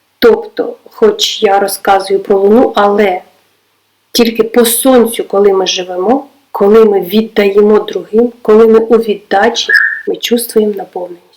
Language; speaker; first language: Ukrainian; non-native, local second language; Russian